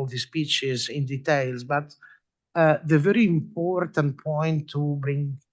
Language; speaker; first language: English; non-native, fluent; Italian